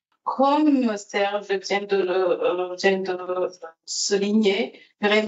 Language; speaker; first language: French; non-native, local second language; Rundi